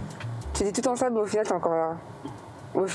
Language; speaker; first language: French; native; French